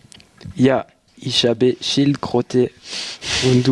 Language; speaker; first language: German; non-native, learner; French